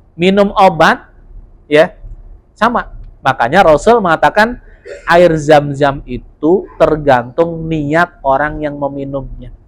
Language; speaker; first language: Indonesian; non-native, local second language; Javanese